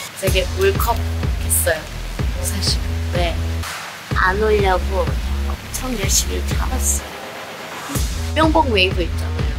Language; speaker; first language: Korean; non-native, fluent; Thai